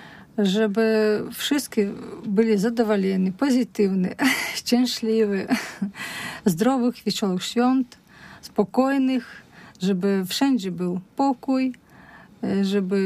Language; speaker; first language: Polish; non-native, learner; Russian